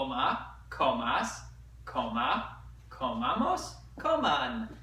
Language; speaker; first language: Spanish; non-native, learner; English